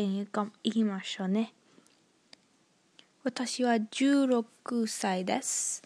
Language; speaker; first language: Japanese; non-native, learner; English